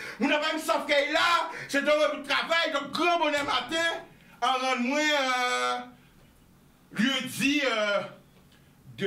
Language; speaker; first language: French; non-native, local second language; Guadeloupean Creole French